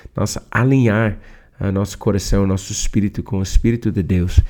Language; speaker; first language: Portuguese; non-native, learner; English